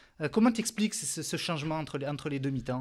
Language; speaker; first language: French; native; French